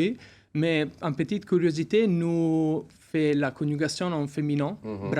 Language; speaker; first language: French; non-native, learner; Italian